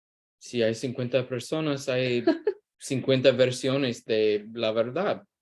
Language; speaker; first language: Spanish; non-native, fluent; English